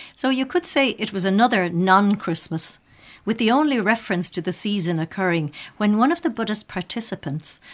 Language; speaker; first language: English; native; English